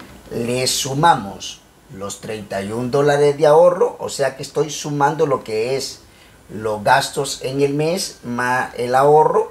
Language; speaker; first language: Spanish; native; Spanish